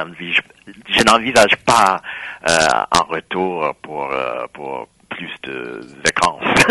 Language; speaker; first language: French; non-native, fluent; English